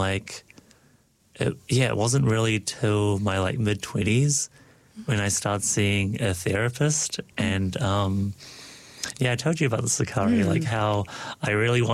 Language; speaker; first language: English; non-native, local second language; Cantonese